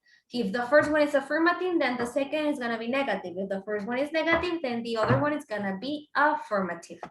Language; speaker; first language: English; non-native, fluent; Spanish